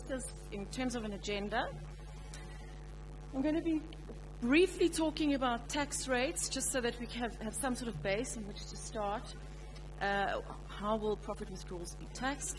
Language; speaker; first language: English; native; English